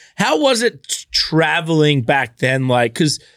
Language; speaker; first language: English; native; English